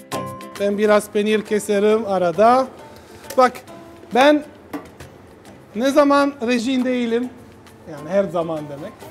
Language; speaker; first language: Turkish; non-native, learner; Italian